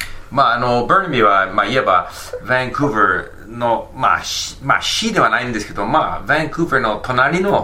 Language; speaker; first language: Japanese; native; Japanese